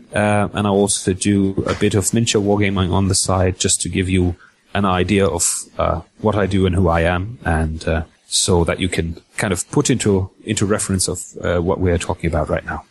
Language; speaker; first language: English; non-native, fluent; German